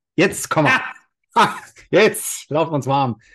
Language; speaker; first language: German; non-native, fluent; Spanish